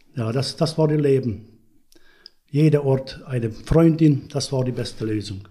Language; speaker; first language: German; non-native, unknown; Hungarian